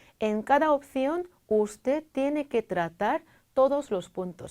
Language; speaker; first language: Spanish; non-native, fluent; Korean